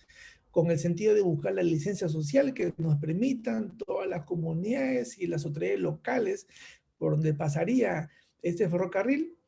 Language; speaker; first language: Spanish; native; Spanish